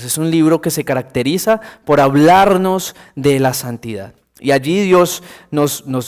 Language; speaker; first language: Spanish; native; Spanish